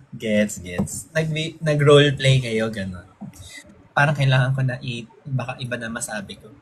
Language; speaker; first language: Filipino; native; Filipino